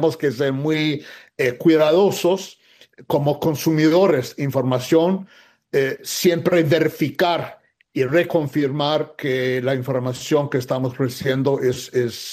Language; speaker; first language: Spanish; non-native, fluent; English